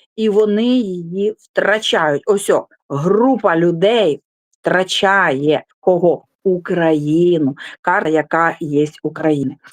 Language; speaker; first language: Ukrainian; non-native, local second language; Russian